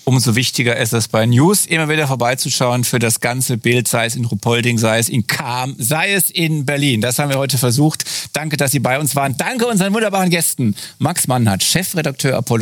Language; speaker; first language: German; native; German